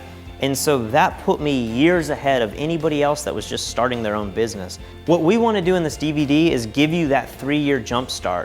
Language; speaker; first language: English; native; English